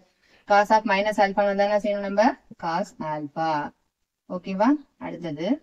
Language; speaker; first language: Tamil; native; Tamil